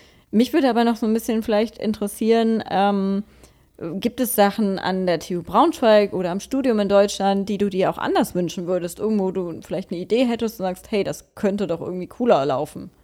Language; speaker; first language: German; native; German